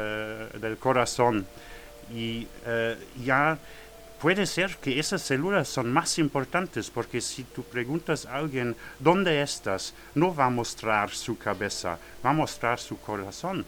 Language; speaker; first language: Spanish; non-native, learner; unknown